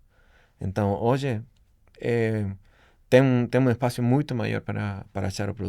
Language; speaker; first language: Portuguese; non-native, fluent; Spanish